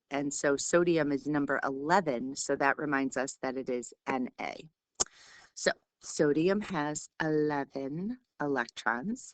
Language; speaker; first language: English; native; English